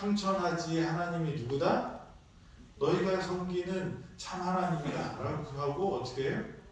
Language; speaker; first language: Korean; native; Korean